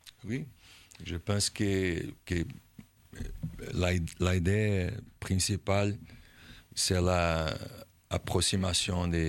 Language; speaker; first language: French; non-native, learner; Portuguese